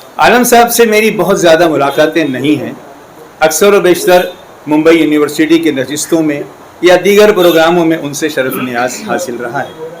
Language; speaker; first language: Urdu; native; Urdu